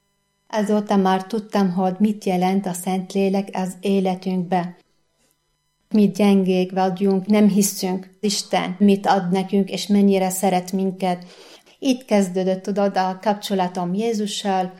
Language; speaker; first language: Hungarian; non-native, learner; Arabic